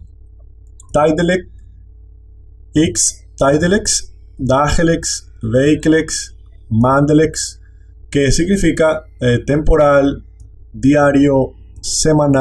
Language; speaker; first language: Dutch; non-native, learner; Spanish